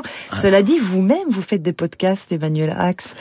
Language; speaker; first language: French; native; French